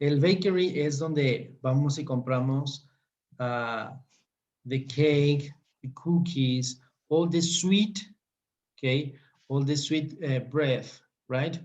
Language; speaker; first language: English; non-native, fluent; Spanish